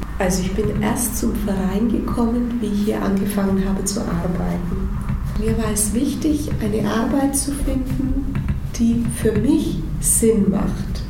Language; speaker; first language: German; native; German